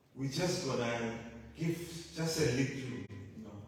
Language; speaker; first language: English; non-native, local second language; Shona